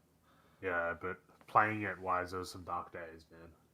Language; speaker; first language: English; native; English